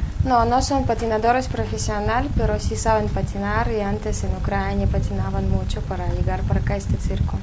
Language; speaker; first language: Spanish; non-native, fluent; Russian